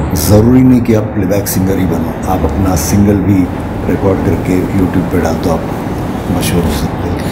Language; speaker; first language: Hindi; non-native, local second language; Marathi